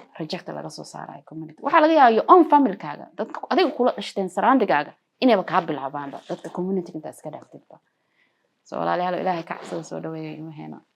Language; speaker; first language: Somali; early bilingual, heritage; Somali